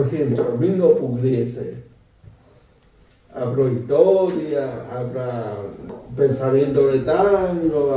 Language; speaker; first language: Spanish; non-native, fluent; Chinese